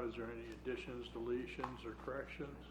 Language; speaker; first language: English; native; English